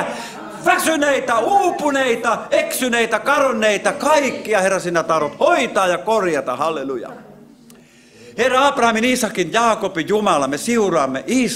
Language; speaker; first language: Finnish; native; Finnish